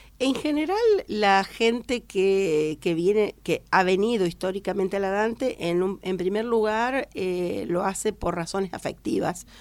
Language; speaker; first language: Spanish; native; Spanish